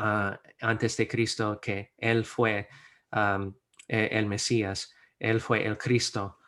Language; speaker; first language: Spanish; non-native, fluent; English